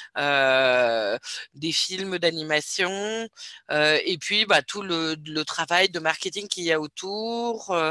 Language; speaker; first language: French; native; French